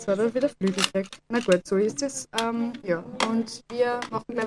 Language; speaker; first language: German; native; German